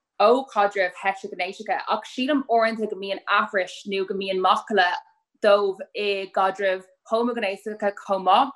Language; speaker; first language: Irish; native; Irish